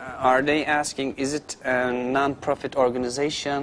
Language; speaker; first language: English; non-native, learner; Turkish